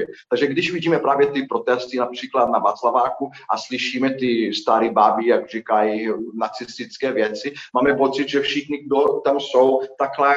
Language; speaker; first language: Czech; non-native, fluent; Portuguese